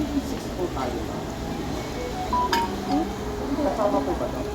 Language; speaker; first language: Filipino; native; Filipino